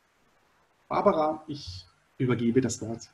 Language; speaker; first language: German; native; German